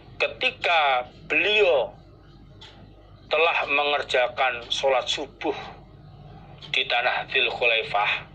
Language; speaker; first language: Indonesian; non-native, local second language; Javanese